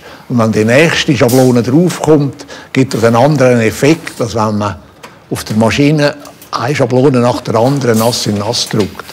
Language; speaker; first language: German; native; German